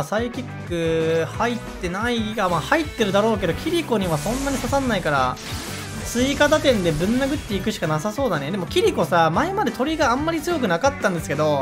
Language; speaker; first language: Japanese; native; Japanese